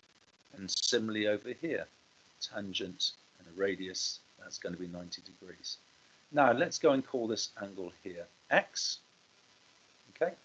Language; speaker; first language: English; native; English